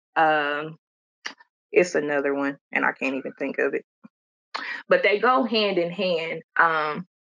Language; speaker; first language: English; native; English